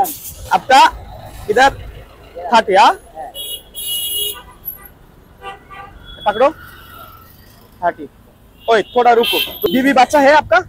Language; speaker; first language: Hindi; non-native, learner; Bangla